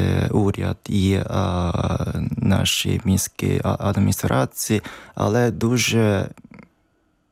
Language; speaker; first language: Ukrainian; non-native, learner; Japanese